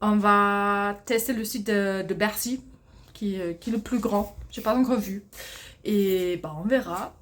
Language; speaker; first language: French; non-native, fluent; German